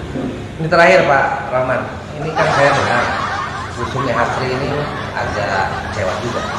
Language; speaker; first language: Indonesian; native; Indonesian